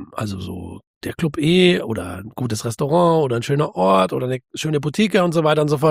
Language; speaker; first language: German; native; German